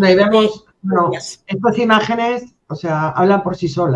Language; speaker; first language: Spanish; native; Spanish